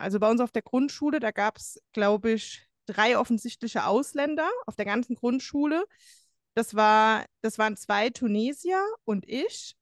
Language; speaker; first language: German; native; German